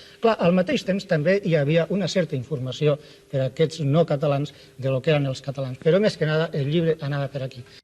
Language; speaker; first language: Catalan; non-native, local second language; Spanish